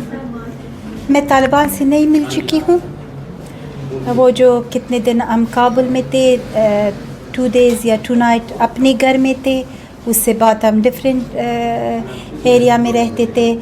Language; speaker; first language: Hindi; non-native, learner; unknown